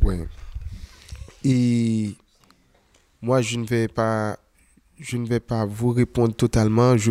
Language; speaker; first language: French; non-native, local second language; Haitian Creole